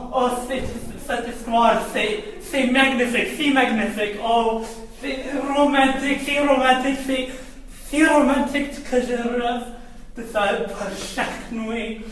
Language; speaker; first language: French; non-native, learner; English